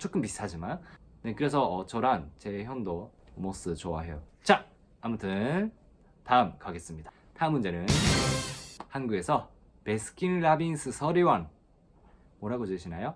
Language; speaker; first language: Korean; non-native, fluent; Japanese